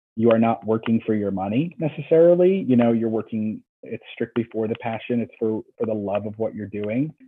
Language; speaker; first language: English; native; English